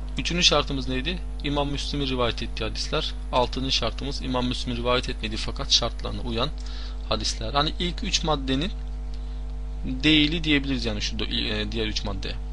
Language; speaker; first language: Turkish; non-native, fluent; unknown